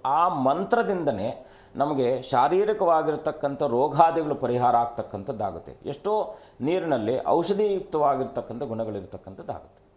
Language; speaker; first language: Kannada; native; Kannada